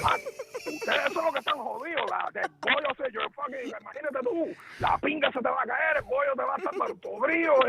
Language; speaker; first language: Spanish; native; Spanish